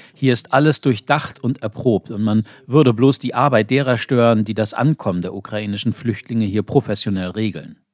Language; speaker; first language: German; non-native, fluent; Ukrainian